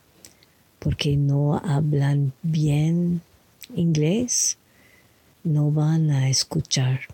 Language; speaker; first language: Spanish; non-native, learner; English